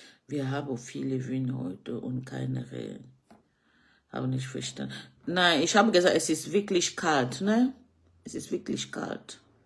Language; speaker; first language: German; non-native, learner; French